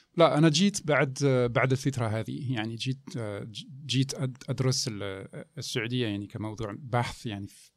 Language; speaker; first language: Arabic; non-native, fluent; French